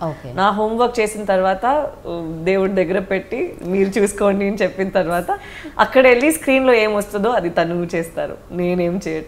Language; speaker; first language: Telugu; non-native, learner; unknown